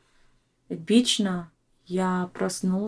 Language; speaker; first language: Russian; non-native, learner; English